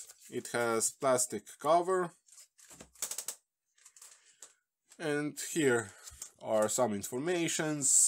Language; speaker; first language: English; non-native, fluent; Slovenian